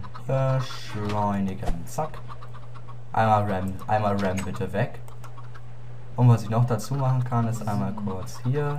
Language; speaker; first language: German; native; German